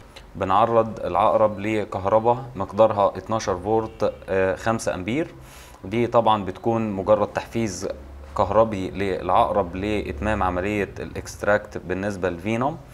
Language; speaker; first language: Arabic; native; Arabic